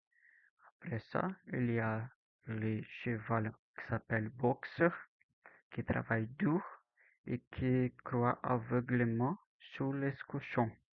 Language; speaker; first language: French; non-native, learner; Portuguese